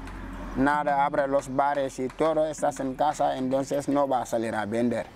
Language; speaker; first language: Spanish; non-native, fluent; Wolof